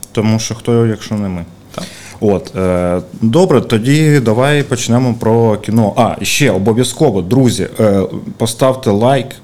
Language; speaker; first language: Ukrainian; native; Ukrainian